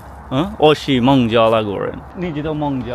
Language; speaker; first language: Chinese; non-native, learner; Bangla